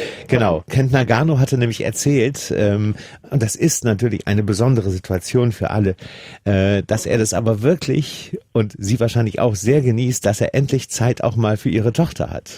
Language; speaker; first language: German; native; German